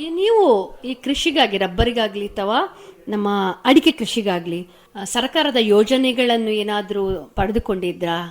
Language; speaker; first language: Kannada; native; Kannada